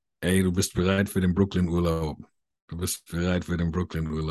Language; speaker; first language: German; native; German